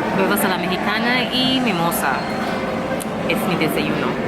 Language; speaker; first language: Spanish; non-native, learner; English